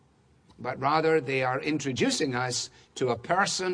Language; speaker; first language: English; native; English